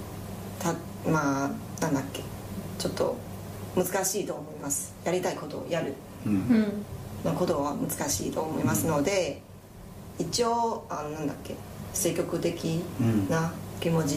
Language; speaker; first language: Japanese; non-native, fluent; Chinese